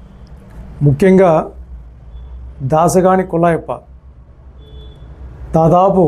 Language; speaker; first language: Telugu; native; Telugu